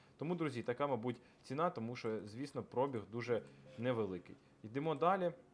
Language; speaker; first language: Ukrainian; non-native, local second language; Russian